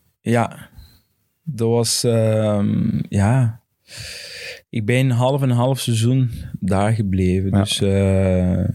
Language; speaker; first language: Dutch; non-native, fluent; Portuguese